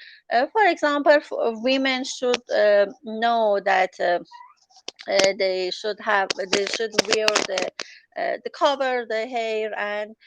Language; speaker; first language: English; non-native, learner; Persian